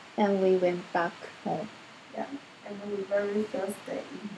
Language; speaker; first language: English; non-native, learner; Japanese